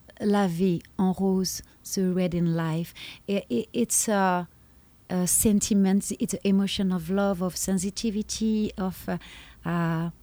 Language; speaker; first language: English; non-native, learner; French